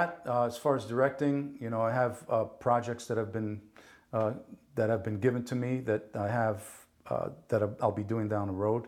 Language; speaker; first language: English; early bilingual, other home language; Italian